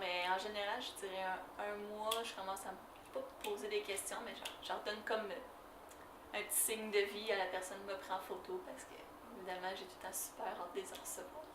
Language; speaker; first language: French; native; French